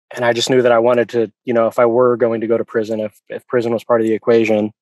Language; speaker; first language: English; native; English